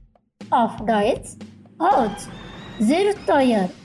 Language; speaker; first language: German; non-native, fluent; Indonesian